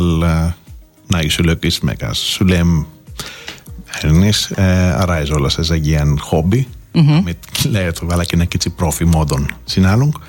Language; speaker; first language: Hungarian; non-native, fluent; Greek